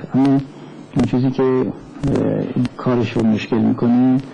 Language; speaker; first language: Persian; native; Persian